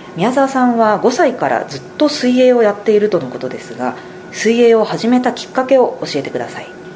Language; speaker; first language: Japanese; native; Japanese